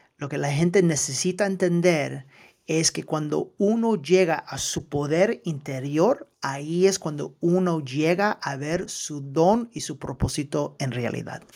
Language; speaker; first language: Spanish; early bilingual, heritage; Spanish